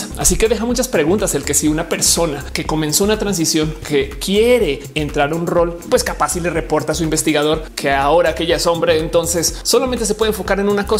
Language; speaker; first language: Spanish; native; Spanish